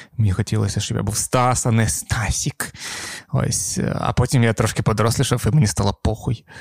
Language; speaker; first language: Ukrainian; non-native, local second language; Russian